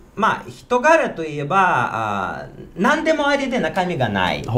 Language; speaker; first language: Japanese; non-native, fluent; Ukrainian